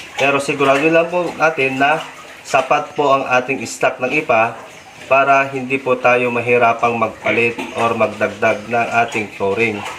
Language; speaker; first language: Filipino; non-native, local second language; Iloko